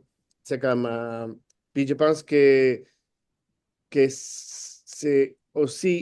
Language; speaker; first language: French; non-native, fluent; Spanish